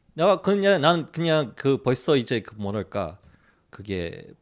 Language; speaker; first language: Korean; early bilingual, heritage; Korean